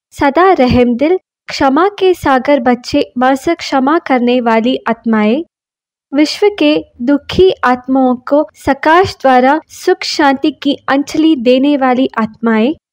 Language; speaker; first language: Hindi; non-native, local second language; Kannada